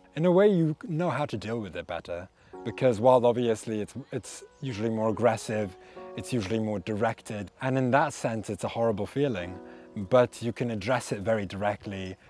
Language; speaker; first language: English; native; English